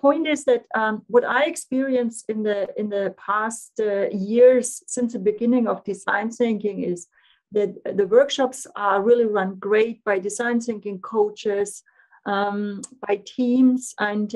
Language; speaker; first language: English; non-native, fluent; German